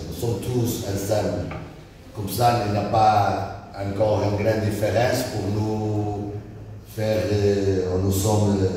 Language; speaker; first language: French; non-native, learner; Portuguese